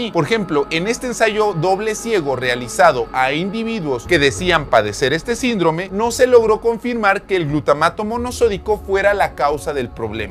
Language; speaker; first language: Spanish; native; Spanish